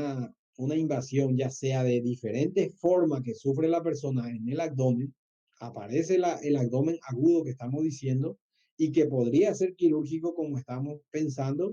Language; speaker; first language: Spanish; native; Spanish